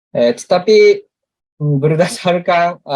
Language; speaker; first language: Indonesian; non-native, learner; Japanese